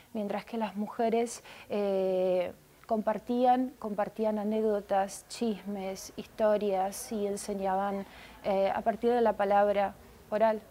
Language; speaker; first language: Spanish; early bilingual, other home language; Russian